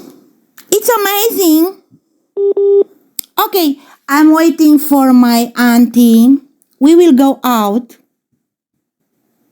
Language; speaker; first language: English; non-native, fluent; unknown